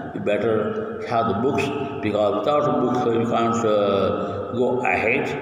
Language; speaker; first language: English; non-native, local second language; Urdu